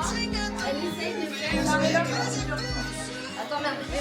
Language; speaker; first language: French; native; French